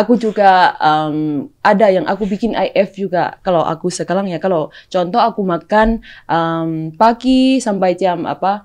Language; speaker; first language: Indonesian; non-native, fluent; Thai